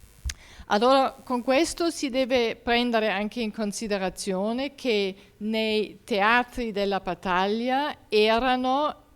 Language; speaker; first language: Italian; non-native, fluent; German